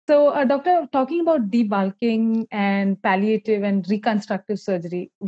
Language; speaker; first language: English; non-native, local second language; Malayalam